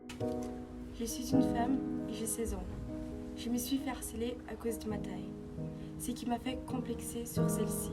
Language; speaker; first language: French; native; French